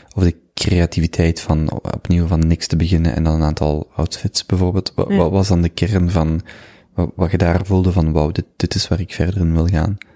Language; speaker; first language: Dutch; native; Dutch